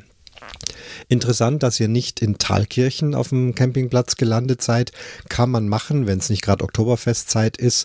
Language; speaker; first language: German; native; German